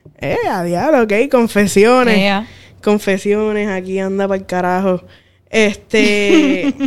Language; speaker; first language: Spanish; native; Spanish